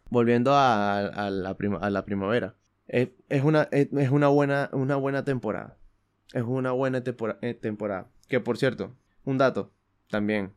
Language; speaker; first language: Spanish; native; Spanish